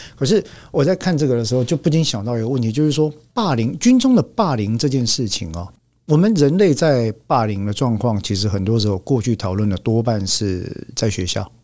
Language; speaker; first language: Chinese; native; Chinese